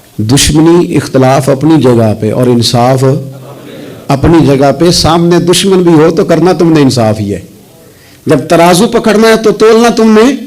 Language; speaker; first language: Urdu; non-native, local second language; Punjabi